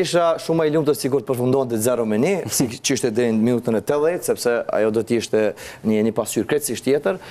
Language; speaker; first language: Albanian; native; Albanian